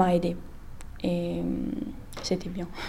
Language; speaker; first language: French; non-native, learner; Italian